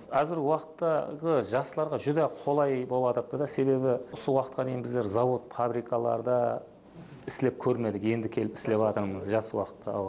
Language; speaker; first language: Uzbek; non-native, local second language; Kara-Kalpak